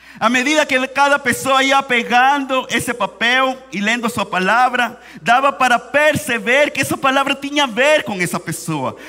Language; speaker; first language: Portuguese; non-native, fluent; Spanish